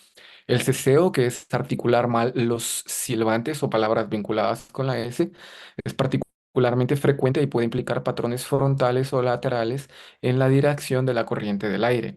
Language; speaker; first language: Spanish; native; Spanish